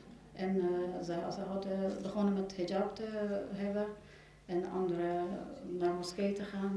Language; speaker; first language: Dutch; non-native, learner; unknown